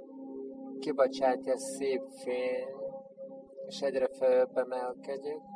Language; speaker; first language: Hungarian; non-native, fluent; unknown